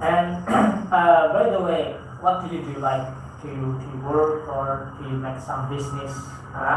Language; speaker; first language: English; non-native, fluent; Indonesian